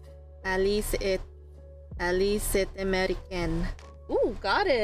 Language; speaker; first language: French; non-native, learner; English